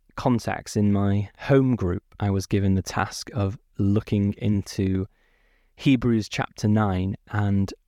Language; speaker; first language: English; native; English